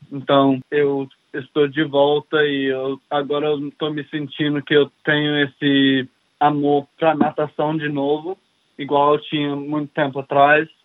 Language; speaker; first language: Portuguese; early bilingual, heritage; English